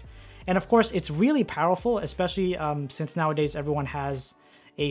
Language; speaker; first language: English; native; English